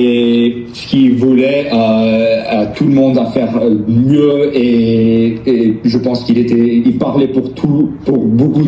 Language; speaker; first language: French; non-native, learner; English